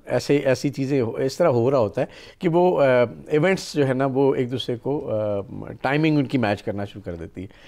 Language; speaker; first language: Urdu; non-native, local second language; Punjabi